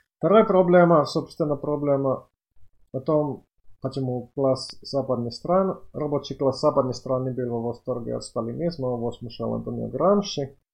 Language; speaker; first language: Russian; non-native, fluent; Finnish